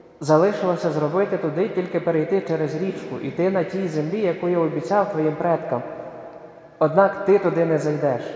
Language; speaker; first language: Ukrainian; native; Ukrainian